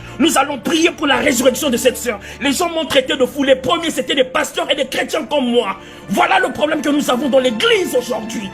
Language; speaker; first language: French; non-native, local second language; Lingala